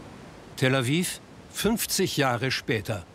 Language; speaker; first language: German; native; German